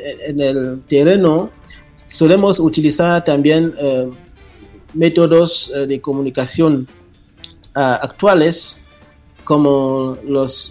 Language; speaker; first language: Spanish; non-native, fluent; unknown